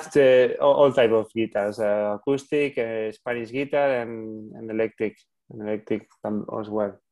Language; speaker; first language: English; non-native, learner; Spanish